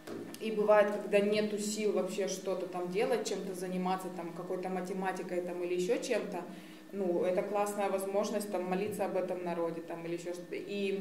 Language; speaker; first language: Russian; native; Russian